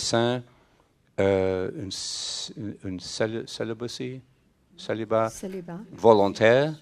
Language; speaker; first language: French; non-native, fluent; English